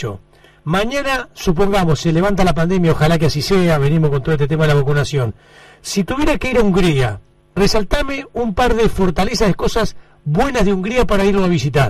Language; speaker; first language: Spanish; native; Spanish